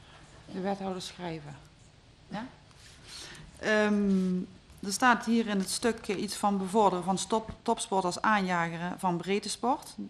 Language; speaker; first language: Dutch; native; Dutch